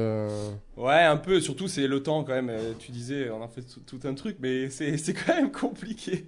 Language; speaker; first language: French; native; French